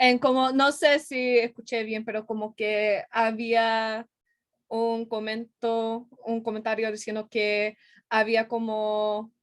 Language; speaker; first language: Spanish; non-native, learner; English